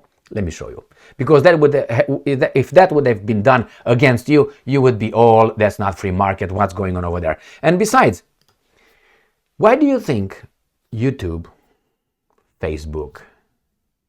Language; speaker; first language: English; non-native, fluent; Romanian